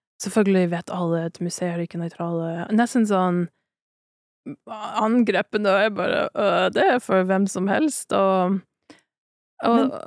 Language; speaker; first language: Norwegian; non-native, fluent; English